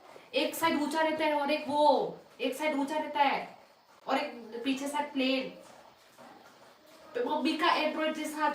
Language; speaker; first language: Hindi; non-native, local second language; Kok Borok